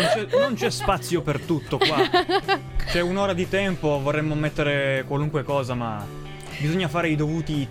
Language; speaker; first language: Italian; native; Italian